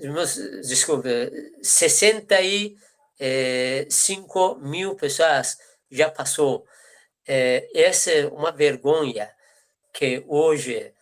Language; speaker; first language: Portuguese; non-native, fluent; Persian